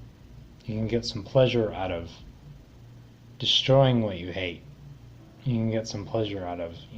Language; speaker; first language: English; native; English